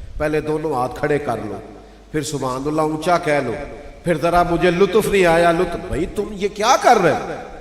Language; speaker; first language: Urdu; non-native, local second language; Punjabi